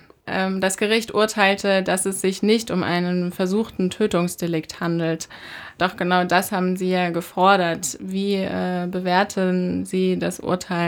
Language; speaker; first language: German; native; German